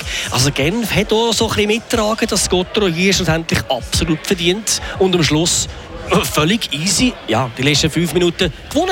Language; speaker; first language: German; native; German